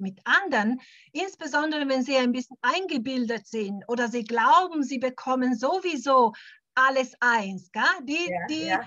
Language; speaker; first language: German; non-native, fluent; Italian